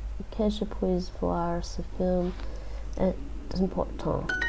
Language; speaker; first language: French; non-native, learner; English